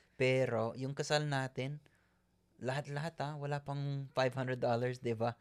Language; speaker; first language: Filipino; native; Filipino